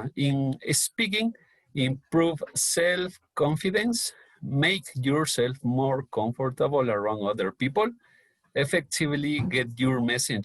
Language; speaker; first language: English; non-native, learner; Spanish